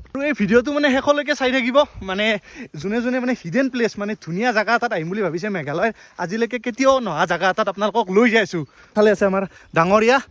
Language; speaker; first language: Assamese; native; Assamese